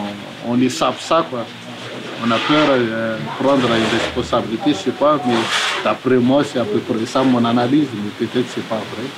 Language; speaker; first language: French; non-native, local second language; Malagasy